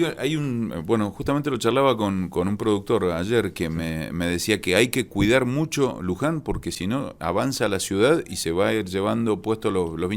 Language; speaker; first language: Spanish; native; Spanish